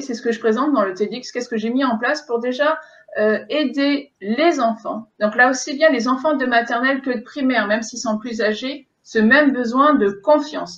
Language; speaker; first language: French; native; French